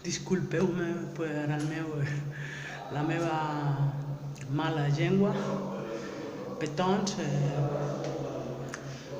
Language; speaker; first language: Catalan; non-native, learner; French